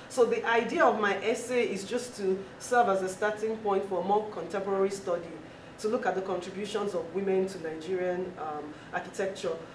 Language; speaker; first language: English; non-native, local second language; Yoruba